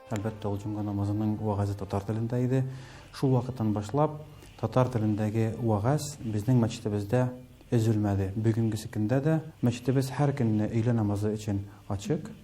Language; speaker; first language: Tatar; early bilingual, heritage; Tatar